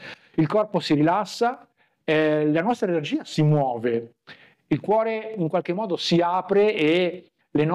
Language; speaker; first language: Italian; native; Italian